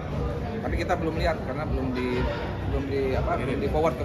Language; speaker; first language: Indonesian; native; Indonesian